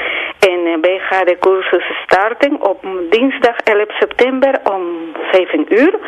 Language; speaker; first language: Dutch; non-native, learner; Spanish